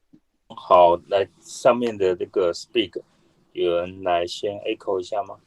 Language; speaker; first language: Chinese; native; Chinese